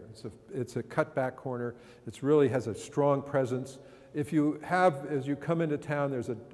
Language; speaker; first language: English; native; English